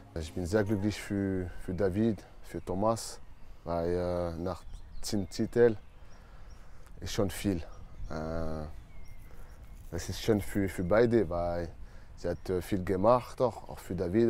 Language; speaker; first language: German; non-native, learner; French